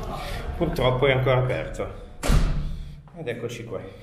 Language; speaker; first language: Italian; native; Italian